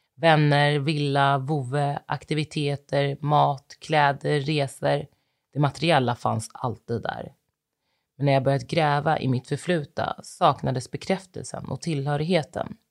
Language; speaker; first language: Swedish; native; Swedish